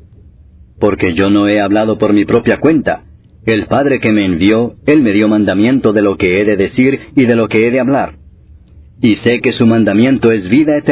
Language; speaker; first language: Spanish; native; Spanish